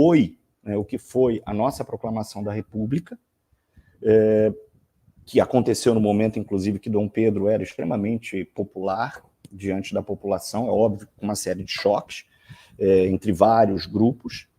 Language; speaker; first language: Portuguese; native; Portuguese